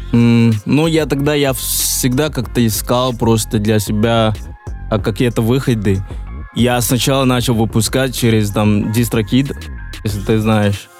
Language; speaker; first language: Russian; non-native, fluent; Yoruba